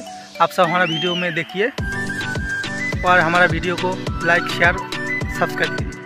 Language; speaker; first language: Hindi; non-native, local second language; Bangla